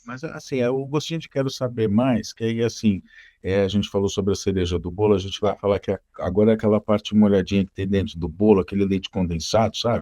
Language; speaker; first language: Portuguese; native; Portuguese